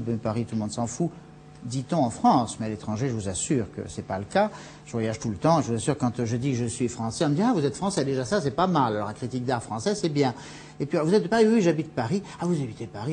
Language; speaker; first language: French; native; French